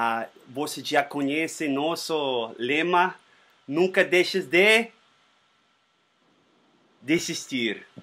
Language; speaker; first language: Portuguese; non-native, learner; Spanish